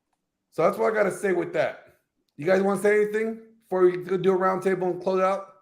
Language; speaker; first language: English; native; English